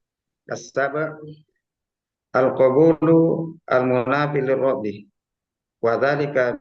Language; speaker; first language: Arabic; non-native, learner; Indonesian